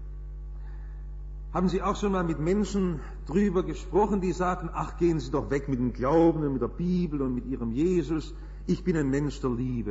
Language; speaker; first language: German; native; German